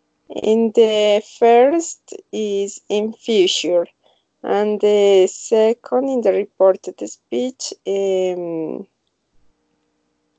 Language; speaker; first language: English; non-native, learner; Spanish